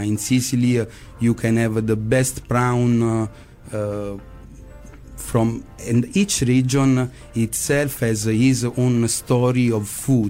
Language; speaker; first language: English; non-native, fluent; Italian